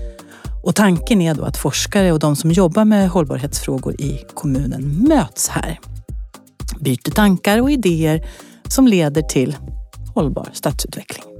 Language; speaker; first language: Swedish; native; Swedish